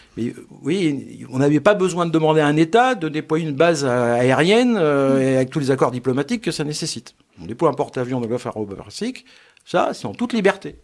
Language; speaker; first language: French; native; French